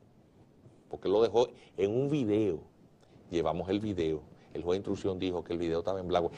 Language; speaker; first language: Spanish; native; Spanish